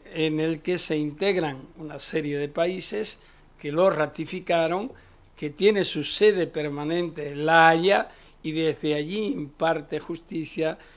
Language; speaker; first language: Spanish; native; Spanish